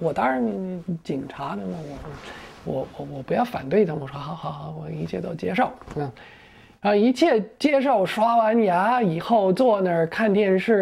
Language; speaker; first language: Chinese; non-native, fluent; English